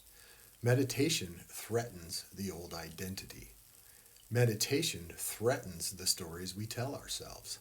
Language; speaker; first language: English; native; English